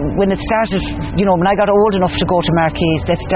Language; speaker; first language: English; native; English